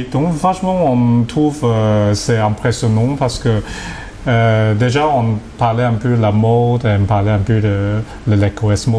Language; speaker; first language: French; non-native, learner; Cantonese